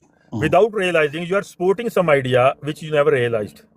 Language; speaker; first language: English; non-native, fluent; Punjabi